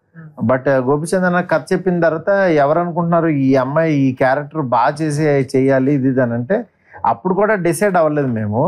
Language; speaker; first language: Telugu; native; Telugu